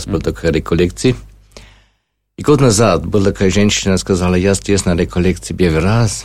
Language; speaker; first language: Russian; non-native, learner; German